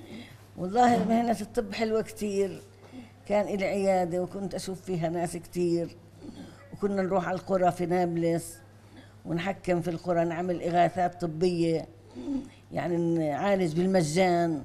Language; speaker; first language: Arabic; native; Arabic